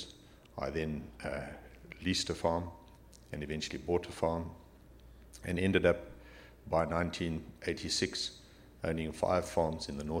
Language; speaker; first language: English; native; English